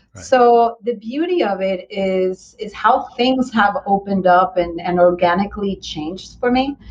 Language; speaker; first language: English; early bilingual, other home language; Spanish